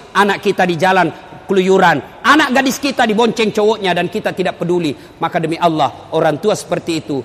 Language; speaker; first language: Indonesian; non-native, local second language; Buginese